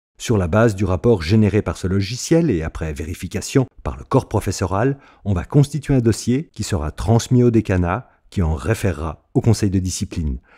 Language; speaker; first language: French; native; French